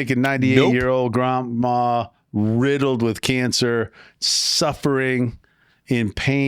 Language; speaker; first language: English; native; English